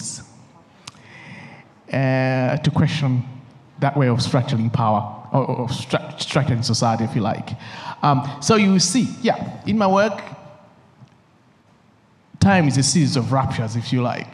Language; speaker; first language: English; non-native, local second language; Nyanja